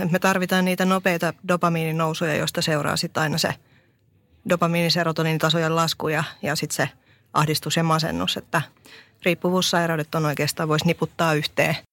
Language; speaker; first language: Finnish; early bilingual, other home language; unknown